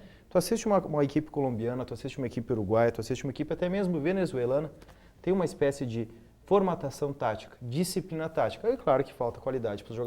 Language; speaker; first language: Portuguese; native; Portuguese